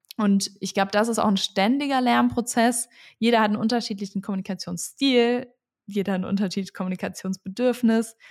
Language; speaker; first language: German; native; German